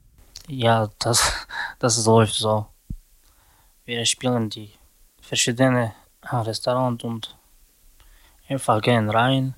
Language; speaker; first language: German; non-native, learner; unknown